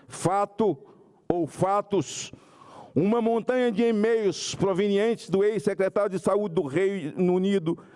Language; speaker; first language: Portuguese; native; Portuguese